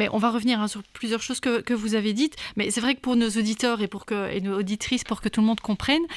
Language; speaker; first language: French; native; French